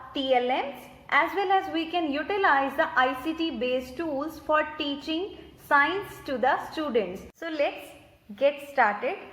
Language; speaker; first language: English; non-native, local second language; Punjabi